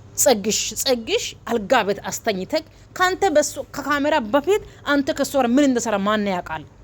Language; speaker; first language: Amharic; non-native, local second language; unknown